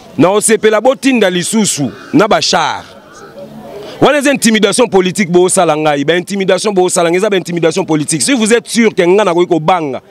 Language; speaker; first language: Lingala; native; Lingala